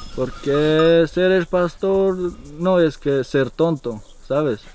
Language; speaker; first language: Spanish; non-native, fluent; Romanian